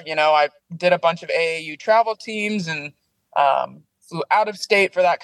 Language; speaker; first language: English; native; English